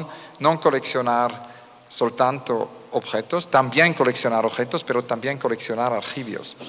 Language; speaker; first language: Spanish; non-native, learner; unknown